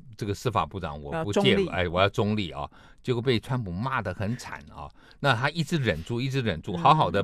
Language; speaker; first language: Chinese; native; Chinese